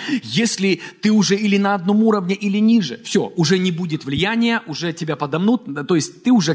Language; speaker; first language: Russian; native; Russian